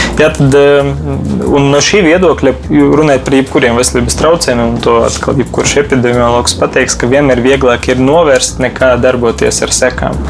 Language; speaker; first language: Latvian; non-native, local second language; Russian